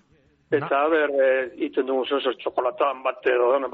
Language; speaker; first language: Basque; native; Basque